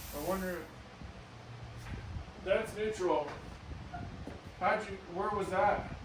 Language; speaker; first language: English; native; English